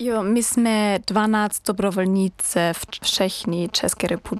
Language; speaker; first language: Czech; non-native, learner; German